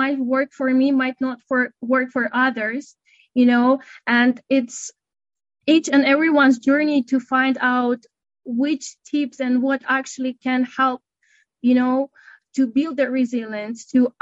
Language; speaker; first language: English; non-native, fluent; Russian